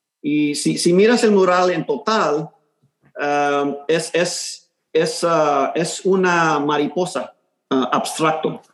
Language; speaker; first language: Spanish; early bilingual, heritage; Spanish